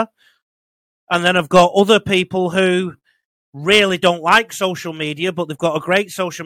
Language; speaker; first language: English; native; English